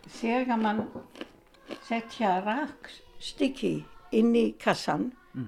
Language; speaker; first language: Icelandic; non-native, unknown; German